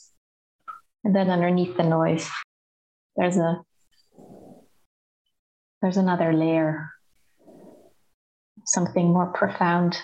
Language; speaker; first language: English; non-native, fluent; Dutch